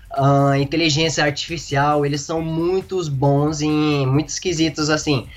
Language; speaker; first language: Portuguese; non-native, fluent; Arabic